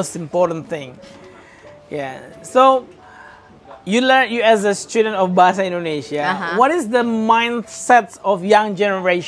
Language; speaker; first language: English; non-native, fluent; Indonesian